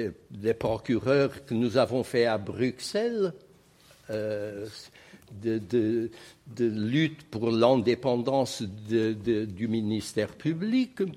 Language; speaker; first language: French; non-native, fluent; Portuguese